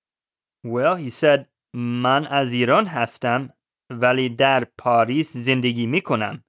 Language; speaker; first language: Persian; non-native, learner; English